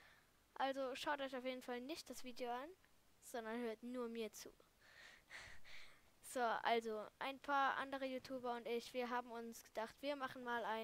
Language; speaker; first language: German; native; German